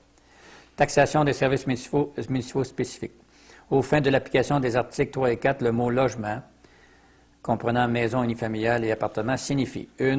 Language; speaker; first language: French; native; French